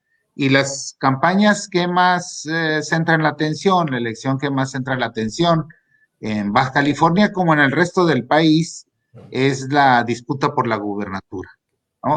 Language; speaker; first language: Spanish; native; Spanish